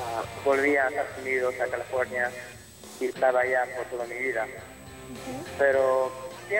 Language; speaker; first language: Spanish; early bilingual, heritage; English